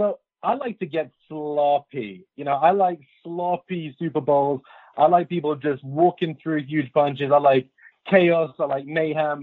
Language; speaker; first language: English; native; English